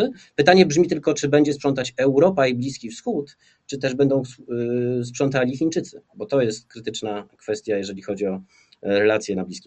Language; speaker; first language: Polish; native; Polish